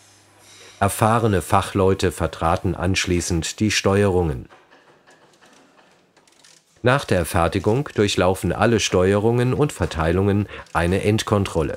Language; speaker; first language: German; native; German